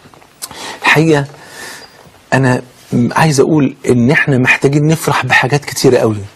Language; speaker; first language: Arabic; native; Arabic